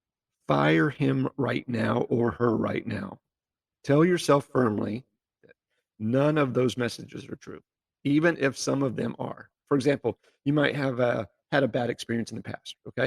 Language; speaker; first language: English; native; English